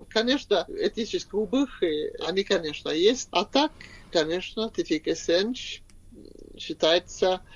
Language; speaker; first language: Russian; non-native, learner; Swedish